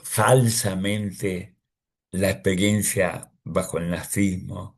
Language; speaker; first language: Spanish; early bilingual, other home language; Russian